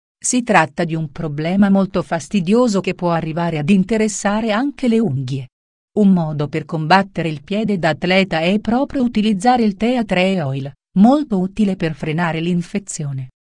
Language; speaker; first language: Italian; native; Italian